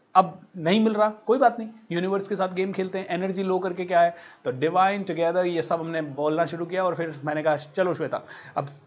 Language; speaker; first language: Hindi; native; Hindi